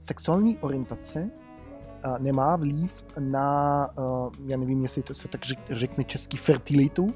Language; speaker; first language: Czech; non-native, fluent; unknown